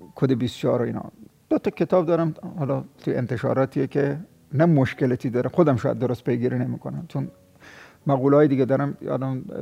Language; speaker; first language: Persian; native; Persian